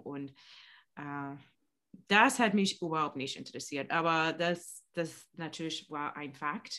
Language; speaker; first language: German; non-native, learner; English